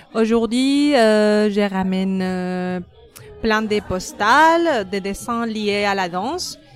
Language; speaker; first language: French; non-native, fluent; Spanish